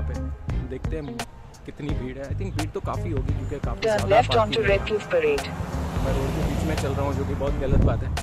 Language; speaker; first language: Hindi; non-native, local second language; Marathi